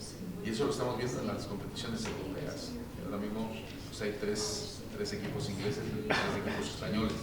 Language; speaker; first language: Spanish; native; Spanish